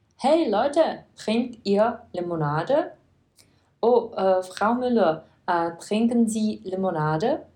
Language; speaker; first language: German; non-native, fluent; Czech